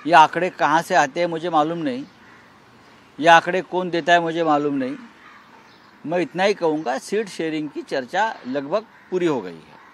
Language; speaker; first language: Hindi; non-native, local second language; Marathi